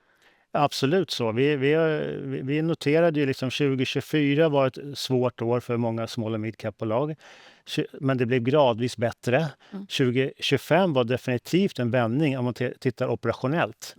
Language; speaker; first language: Swedish; native; Swedish